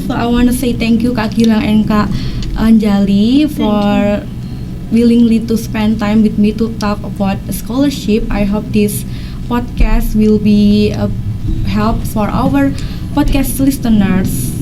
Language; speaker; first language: English; non-native, learner; Indonesian